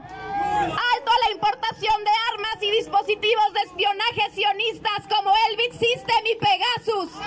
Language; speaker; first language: Spanish; native; Spanish